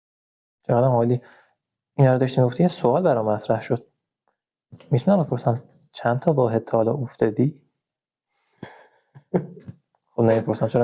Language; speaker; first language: Persian; native; Persian